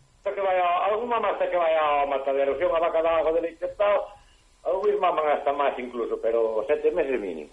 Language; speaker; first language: Galician; native; Galician